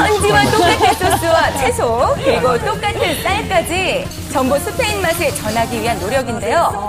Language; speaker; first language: Korean; native; Korean